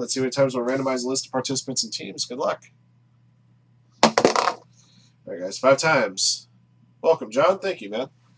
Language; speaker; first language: English; native; English